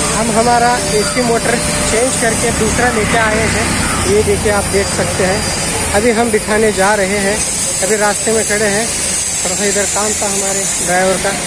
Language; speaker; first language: Hindi; non-native, local second language; Marathi